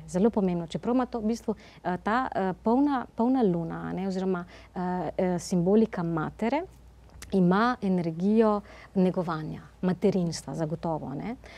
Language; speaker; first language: Slovenian; native; Slovenian